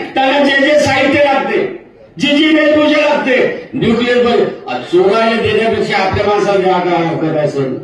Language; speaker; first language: Marathi; non-native, local second language; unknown